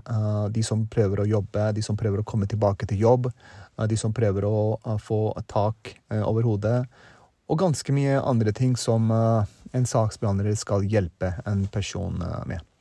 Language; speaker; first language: Norwegian; early bilingual, other home language; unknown